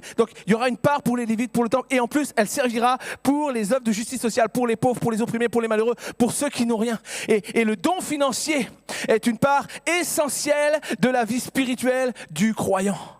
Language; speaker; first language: French; native; French